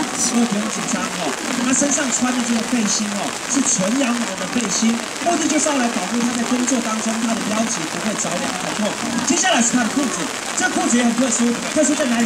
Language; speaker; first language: Chinese; native; Chinese